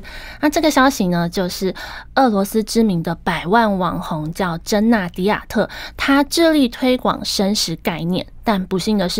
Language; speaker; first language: Chinese; native; Chinese